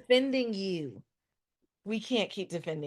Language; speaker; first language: English; native; English